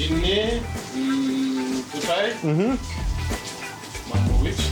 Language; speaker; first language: Polish; non-native, learner; Turkish